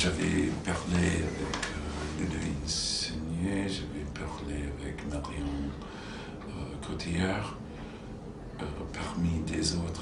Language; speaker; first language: French; non-native, fluent; English